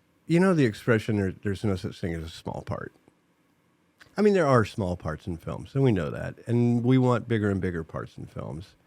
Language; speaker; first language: English; native; English